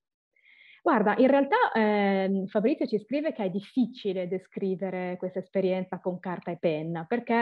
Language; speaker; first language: Italian; native; Italian